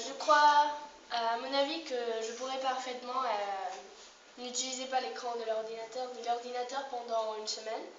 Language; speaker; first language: French; non-native, learner; Spanish